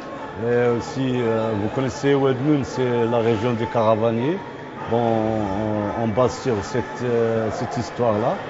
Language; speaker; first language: French; non-native, local second language; Arabic